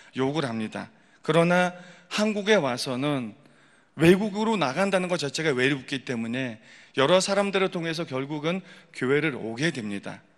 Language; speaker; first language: Korean; non-native, fluent; Mongolian